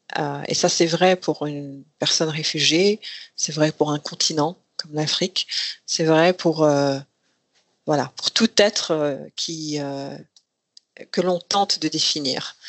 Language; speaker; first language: French; non-native, local second language; Rundi